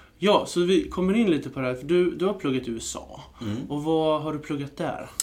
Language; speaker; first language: Swedish; native; Swedish